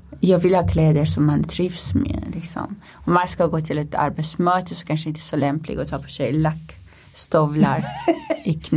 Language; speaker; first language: Swedish; non-native, fluent; Persian